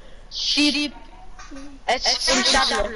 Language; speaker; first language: Spanish; native; Spanish